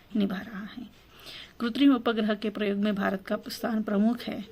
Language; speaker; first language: Hindi; non-native, local second language; Telugu